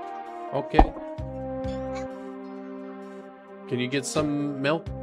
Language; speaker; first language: English; native; English